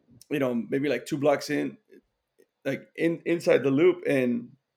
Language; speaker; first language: English; early bilingual, other home language; Spanish